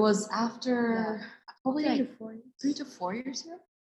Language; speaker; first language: English; non-native, local second language; Chinese